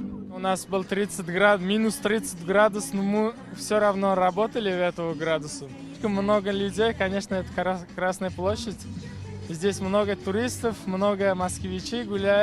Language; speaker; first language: Russian; non-native, learner; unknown